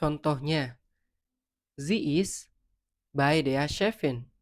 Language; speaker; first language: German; non-native, learner; Indonesian